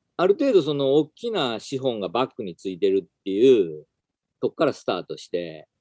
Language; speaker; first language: Japanese; native; Japanese